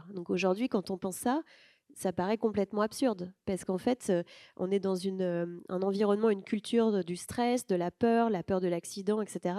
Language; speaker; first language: French; native; French